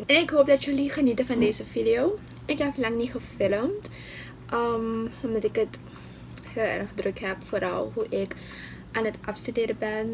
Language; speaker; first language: Dutch; non-native, local second language; Papiamento